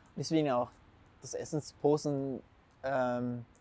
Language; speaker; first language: German; non-native, fluent; Arabic